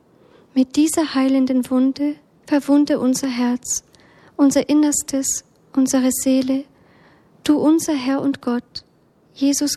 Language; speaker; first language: German; native; German